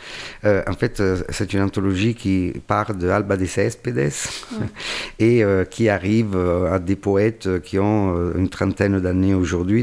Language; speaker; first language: French; non-native, fluent; Italian